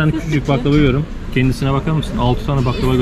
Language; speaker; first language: Turkish; native; Turkish